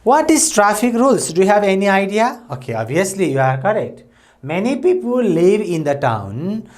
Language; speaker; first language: English; non-native, local second language; Nepali